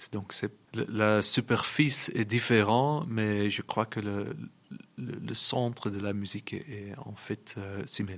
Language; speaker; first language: French; non-native, local second language; Dutch